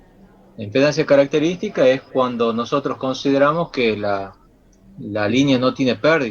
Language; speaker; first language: Spanish; native; Spanish